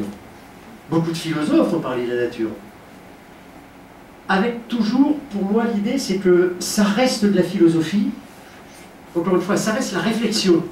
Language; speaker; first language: French; native; French